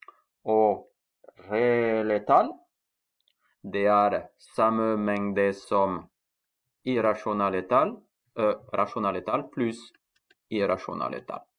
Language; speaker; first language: Norwegian; non-native, fluent; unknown